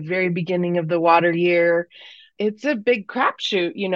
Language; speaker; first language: English; native; English